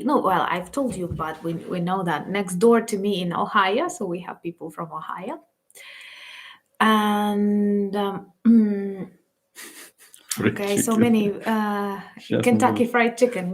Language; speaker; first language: English; non-native, fluent; Ukrainian